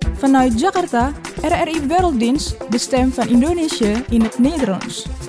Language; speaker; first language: Dutch; non-native, fluent; Indonesian